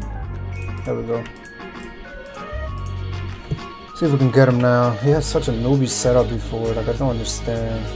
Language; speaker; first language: English; native; English